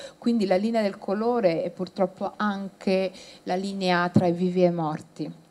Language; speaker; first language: Italian; early bilingual, other home language; Somali